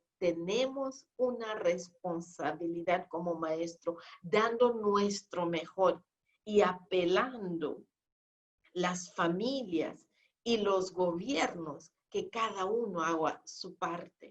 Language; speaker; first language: Spanish; non-native, fluent; Portuguese